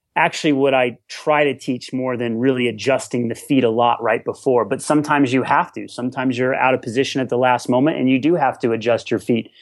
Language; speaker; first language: English; native; English